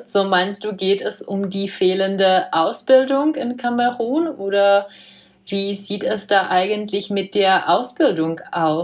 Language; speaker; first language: German; non-native, fluent; Czech